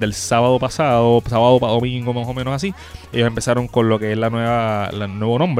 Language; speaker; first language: Spanish; native; Spanish